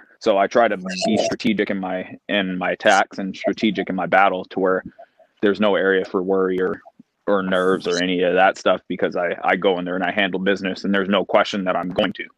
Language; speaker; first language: English; native; English